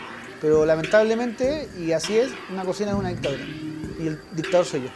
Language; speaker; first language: Spanish; native; Spanish